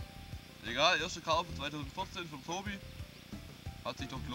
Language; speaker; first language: German; native; German